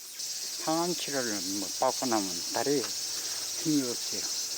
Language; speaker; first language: Korean; native; Korean